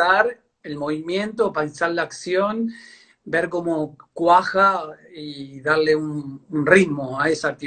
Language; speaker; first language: Spanish; native; Spanish